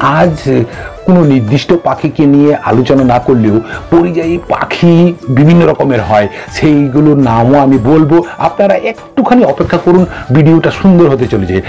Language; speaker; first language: Bangla; non-native, local second language; Kok Borok